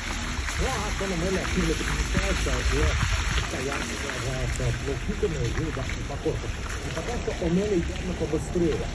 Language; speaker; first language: Russian; native; Russian